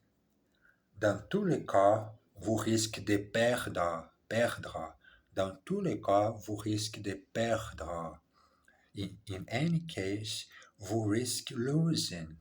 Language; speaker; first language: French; non-native, learner; English